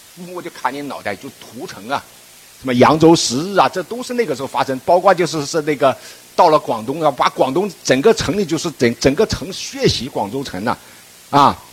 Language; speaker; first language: Chinese; native; Chinese